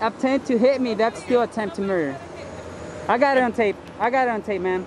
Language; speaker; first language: English; early bilingual, other home language; Spanish